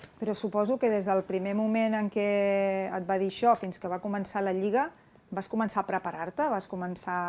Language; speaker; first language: Catalan; native; Catalan